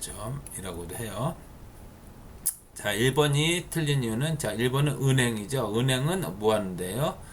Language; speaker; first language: Korean; native; Korean